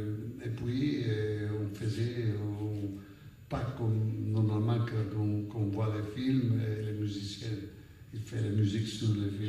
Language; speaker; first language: French; non-native, fluent; Italian